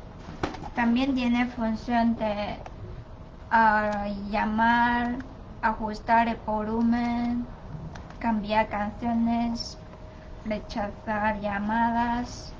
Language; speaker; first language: Spanish; non-native, learner; Chinese